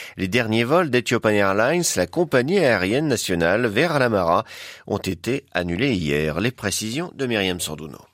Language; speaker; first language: French; native; French